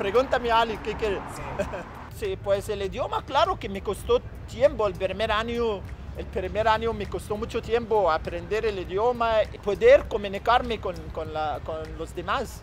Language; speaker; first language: Spanish; non-native, fluent; Arabic